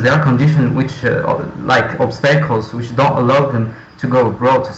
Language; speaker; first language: English; non-native, learner; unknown